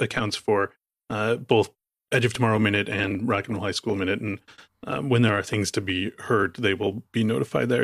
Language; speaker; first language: English; native; English